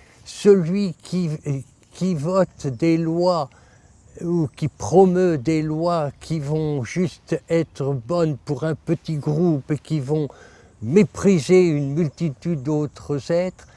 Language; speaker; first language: French; native; French